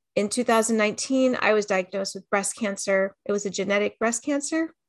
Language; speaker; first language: English; native; English